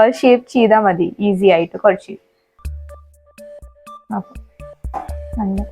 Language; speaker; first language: Malayalam; non-native, fluent; Hindi